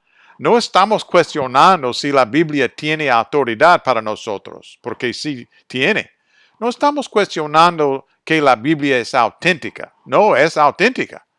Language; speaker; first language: Spanish; non-native, fluent; English